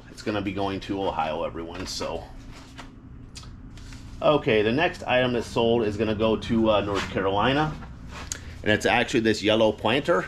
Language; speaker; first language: English; native; English